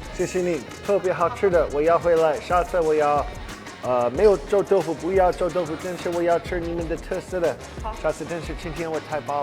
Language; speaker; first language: Chinese; non-native, learner; English